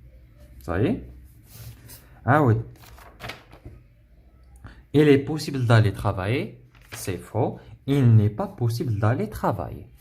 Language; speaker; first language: French; non-native, local second language; Arabic